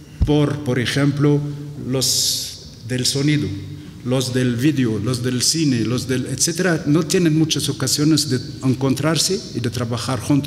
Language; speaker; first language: Spanish; non-native, fluent; Arabic